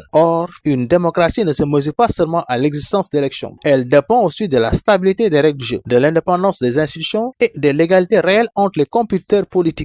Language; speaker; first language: French; non-native, local second language; Wolof